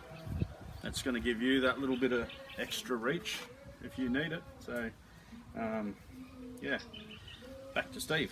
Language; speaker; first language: English; native; English